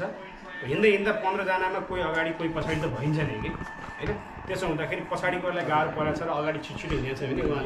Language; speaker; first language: Nepali; native; Nepali